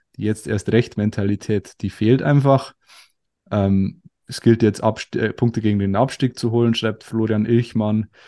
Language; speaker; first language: German; native; German